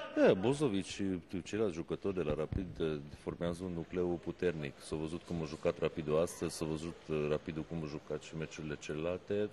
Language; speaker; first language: Romanian; non-native, local second language; Hungarian